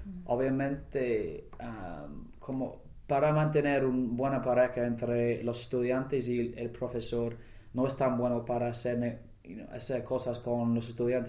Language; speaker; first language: Spanish; non-native, fluent; English